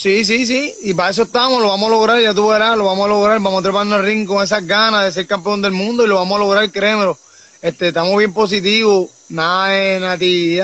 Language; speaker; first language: Spanish; native; Spanish